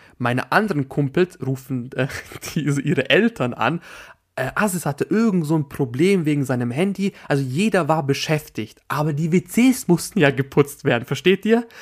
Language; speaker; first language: German; native; German